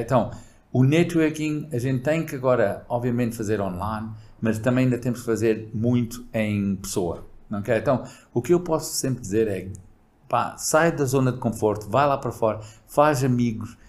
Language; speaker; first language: Portuguese; early bilingual, other home language; English